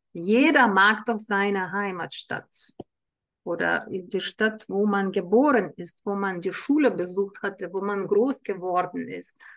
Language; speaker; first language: German; non-native, fluent; Lithuanian